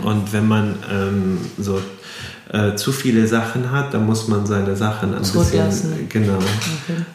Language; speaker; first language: German; non-native, fluent; Arabic